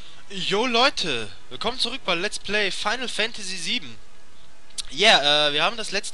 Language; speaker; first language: German; native; German